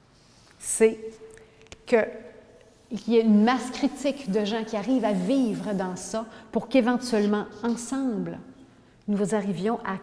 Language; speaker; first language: French; native; French